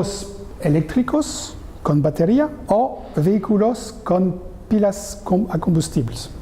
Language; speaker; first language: Spanish; non-native, learner; French